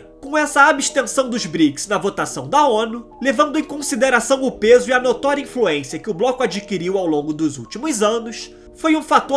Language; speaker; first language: Portuguese; native; Portuguese